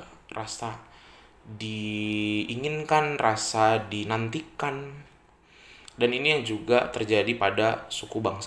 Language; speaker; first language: Indonesian; native; Indonesian